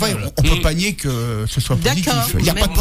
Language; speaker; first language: French; native; French